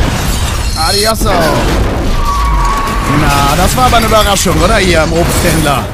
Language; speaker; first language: German; native; German